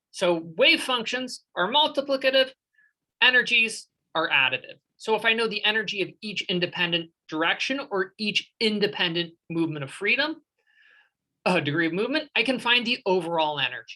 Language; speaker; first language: English; native; English